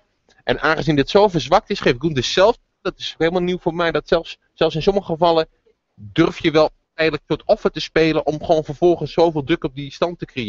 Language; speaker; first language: Dutch; native; Dutch